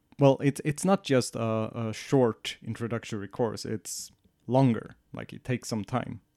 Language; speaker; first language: English; non-native, fluent; Swedish